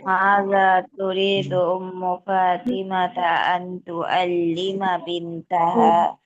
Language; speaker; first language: Arabic; non-native, learner; Bangla